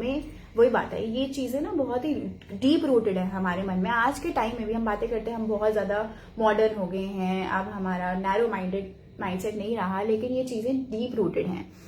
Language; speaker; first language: Hindi; native; Hindi